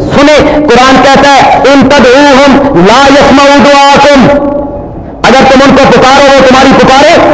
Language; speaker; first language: Urdu; non-native, local second language; Punjabi